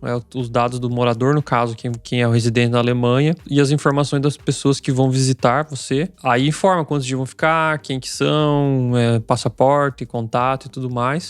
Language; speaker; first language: Portuguese; native; Portuguese